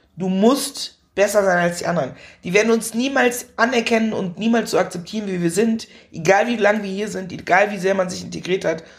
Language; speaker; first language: German; early bilingual, other home language; Akan